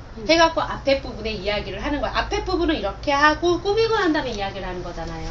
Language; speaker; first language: Korean; native; Korean